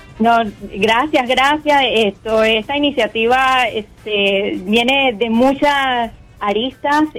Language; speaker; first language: Spanish; native; Spanish